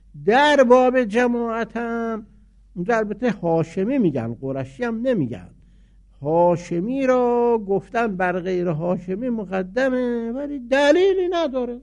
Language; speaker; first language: Persian; native; Persian